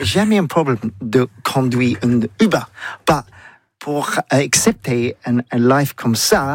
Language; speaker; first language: French; non-native, learner; English